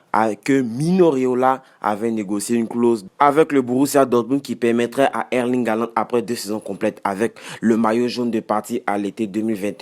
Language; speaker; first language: French; native; French